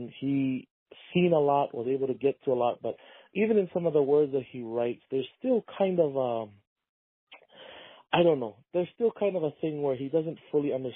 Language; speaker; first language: English; native; English